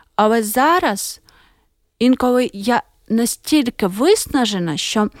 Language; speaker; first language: Ukrainian; native; Ukrainian